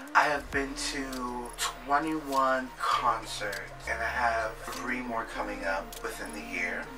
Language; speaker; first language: English; native; English